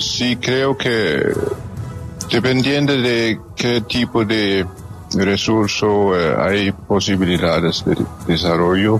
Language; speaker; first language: Spanish; non-native, fluent; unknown